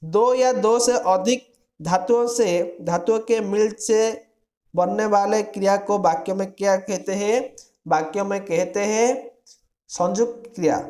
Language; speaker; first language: Hindi; non-native, local second language; Odia